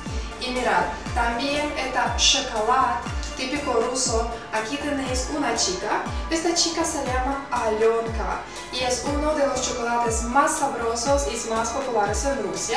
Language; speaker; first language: Spanish; non-native, fluent; Russian